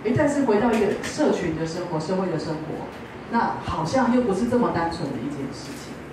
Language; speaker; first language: Chinese; native; Chinese